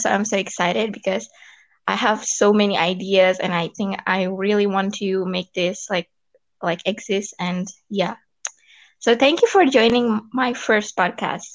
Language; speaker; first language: English; non-native, fluent; Indonesian